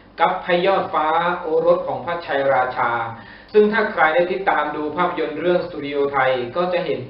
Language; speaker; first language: Thai; native; Thai